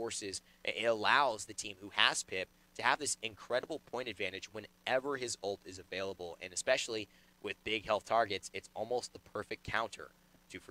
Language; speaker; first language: English; native; English